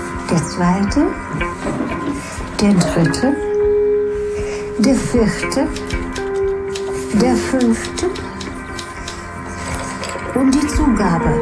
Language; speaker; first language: German; non-native, fluent; Russian